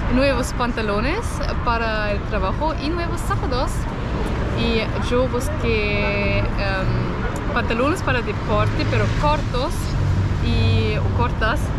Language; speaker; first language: Spanish; non-native, learner; German